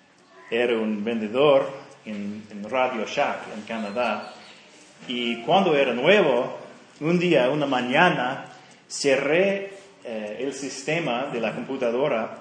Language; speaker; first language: Spanish; non-native, fluent; English